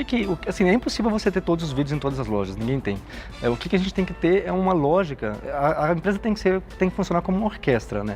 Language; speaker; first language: Portuguese; native; Portuguese